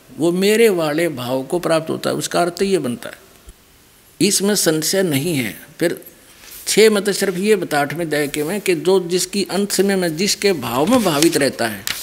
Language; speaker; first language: Hindi; native; Hindi